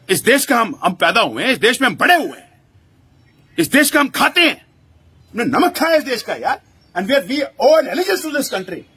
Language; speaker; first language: Hindi; native; Hindi